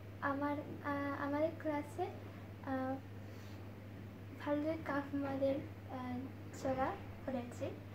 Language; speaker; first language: Bangla; non-native, fluent; Japanese